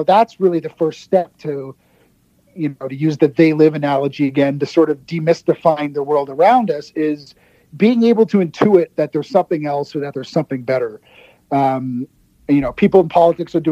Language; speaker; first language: English; native; English